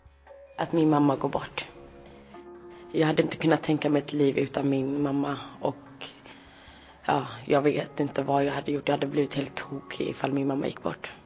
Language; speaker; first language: Swedish; early bilingual, other home language; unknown